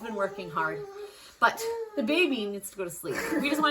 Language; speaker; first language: English; native; English